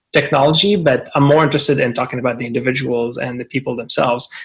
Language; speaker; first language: English; non-native, fluent; Arabic